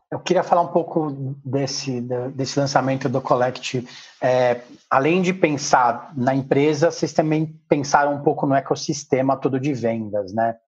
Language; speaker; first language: Portuguese; native; Portuguese